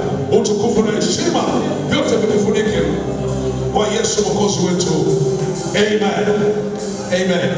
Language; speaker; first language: Swahili; native; Swahili